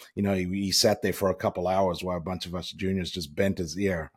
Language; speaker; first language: English; native; English